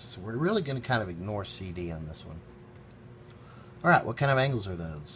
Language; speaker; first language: English; native; English